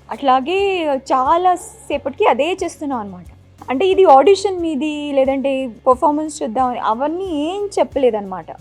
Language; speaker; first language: Telugu; non-native, fluent; Marathi